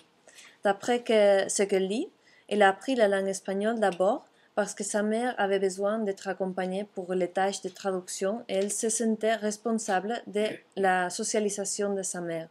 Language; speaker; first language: French; non-native, fluent; Catalan